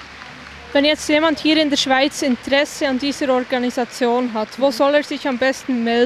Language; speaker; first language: German; native; German